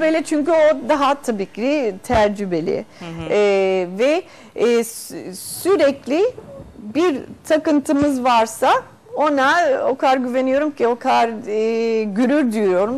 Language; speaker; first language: Turkish; non-native, fluent; Spanish